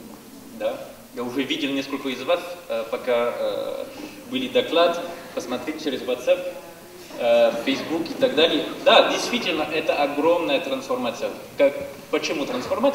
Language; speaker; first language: Russian; non-native, fluent; French